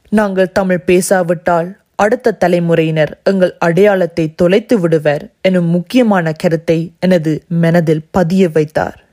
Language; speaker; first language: Tamil; early bilingual, heritage; Tamil